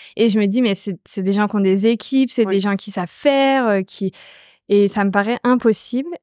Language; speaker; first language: French; native; French